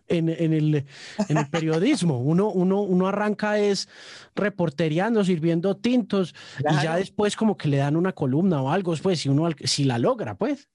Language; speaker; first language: Spanish; native; Spanish